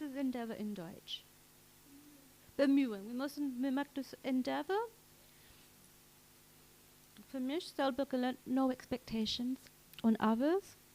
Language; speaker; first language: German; non-native, learner; English